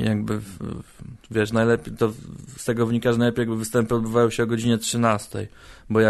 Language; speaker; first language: Polish; native; Polish